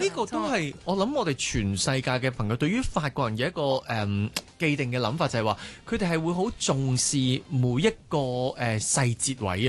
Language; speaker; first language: Cantonese; native; Cantonese